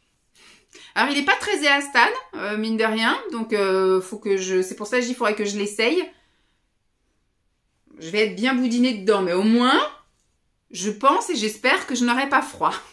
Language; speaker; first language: French; native; French